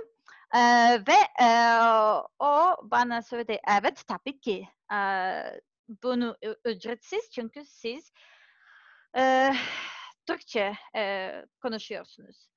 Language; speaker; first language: Turkish; non-native, learner; Serbian